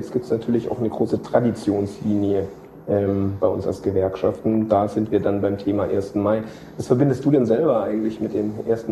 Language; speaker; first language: German; native; German